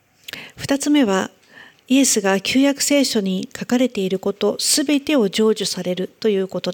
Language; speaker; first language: Japanese; native; Japanese